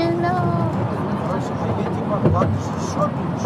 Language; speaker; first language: German; non-native, fluent; English